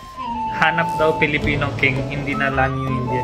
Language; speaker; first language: Filipino; non-native, learner; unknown